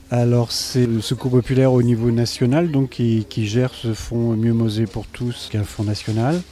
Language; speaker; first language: French; native; French